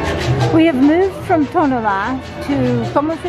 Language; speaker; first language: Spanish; non-native, learner; English